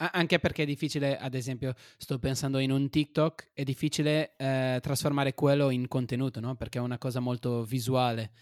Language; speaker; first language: Italian; non-native, fluent; Portuguese